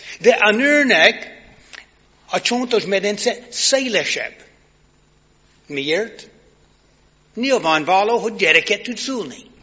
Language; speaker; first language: Hungarian; non-native, learner; English